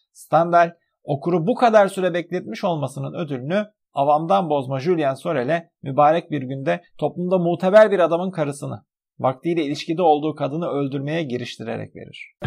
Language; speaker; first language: Turkish; native; Turkish